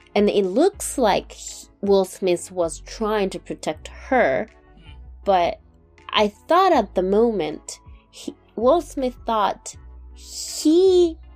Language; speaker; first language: English; non-native, fluent; Japanese